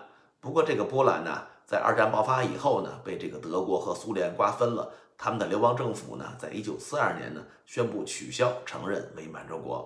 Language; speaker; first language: Chinese; native; Chinese